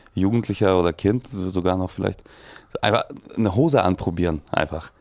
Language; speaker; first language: German; early bilingual, other home language; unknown